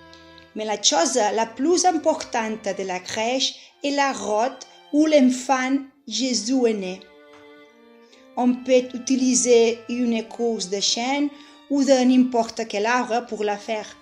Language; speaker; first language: French; non-native, fluent; Catalan